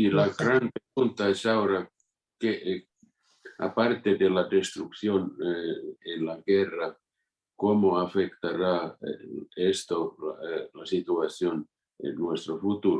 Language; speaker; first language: Spanish; non-native, fluent; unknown